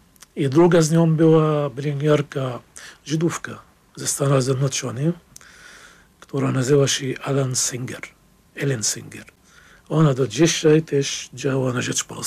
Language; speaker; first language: Polish; non-native, fluent; Arabic